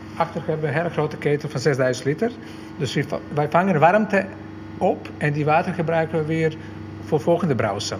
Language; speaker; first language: Dutch; non-native, fluent; Croatian